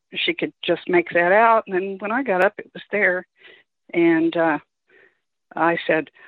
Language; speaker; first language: English; native; English